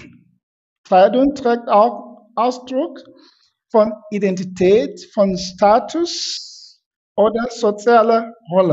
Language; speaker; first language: German; non-native, fluent; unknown